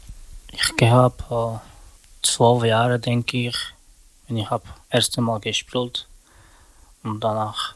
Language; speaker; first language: German; non-native, learner; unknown